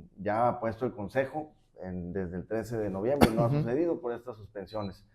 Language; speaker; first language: Spanish; native; Spanish